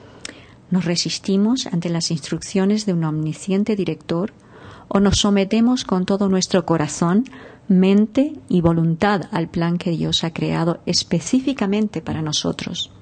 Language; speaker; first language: Spanish; native; Spanish